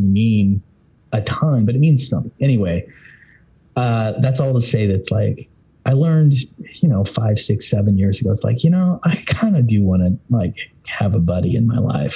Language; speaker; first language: English; native; English